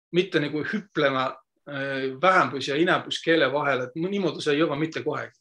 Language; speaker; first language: Estonian; non-native, local second language; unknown